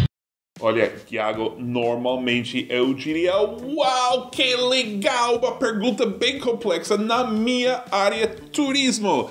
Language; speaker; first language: Portuguese; non-native, fluent; English